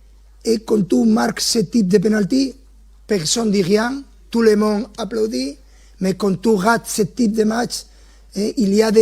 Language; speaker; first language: French; non-native, fluent; Spanish